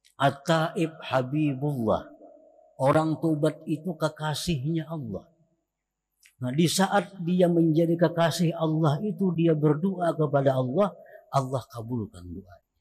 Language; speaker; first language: Indonesian; non-native, local second language; Banjar